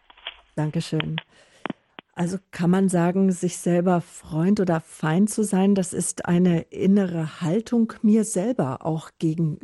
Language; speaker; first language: German; native; German